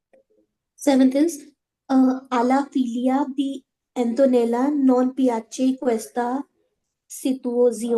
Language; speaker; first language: Italian; non-native, learner; Hindi